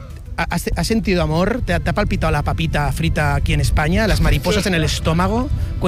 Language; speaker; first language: Spanish; native; Spanish